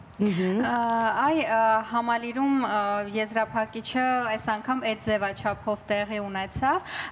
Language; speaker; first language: Armenian; native; Armenian